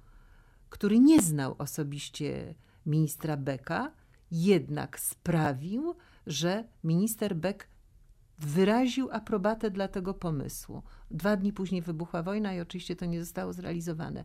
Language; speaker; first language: Polish; native; Polish